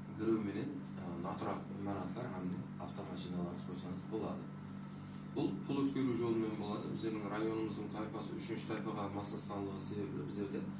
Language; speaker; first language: Uzbek; non-native, local second language; Kara-Kalpak